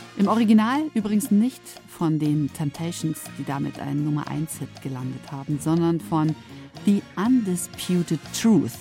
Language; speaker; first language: German; native; German